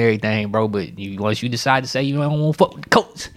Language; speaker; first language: English; native; English